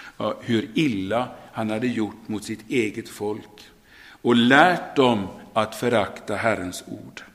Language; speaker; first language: Swedish; native; Swedish